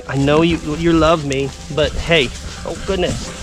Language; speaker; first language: English; native; English